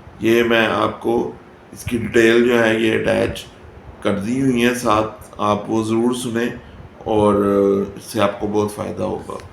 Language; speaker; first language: Urdu; native; Urdu